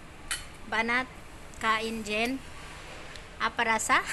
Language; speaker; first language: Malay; non-native, learner; Filipino